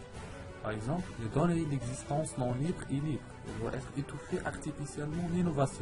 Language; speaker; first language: French; non-native, learner; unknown